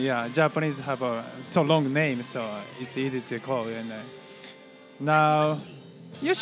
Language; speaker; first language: English; non-native, learner; Japanese